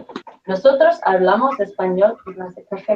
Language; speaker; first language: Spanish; non-native, fluent; English